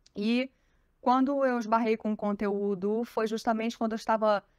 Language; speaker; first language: Portuguese; native; Portuguese